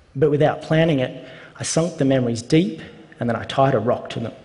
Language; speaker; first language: English; native; English